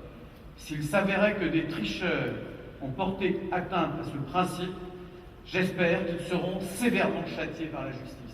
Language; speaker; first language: French; native; French